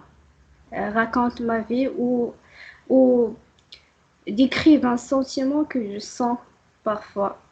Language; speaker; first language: French; non-native, local second language; Arabic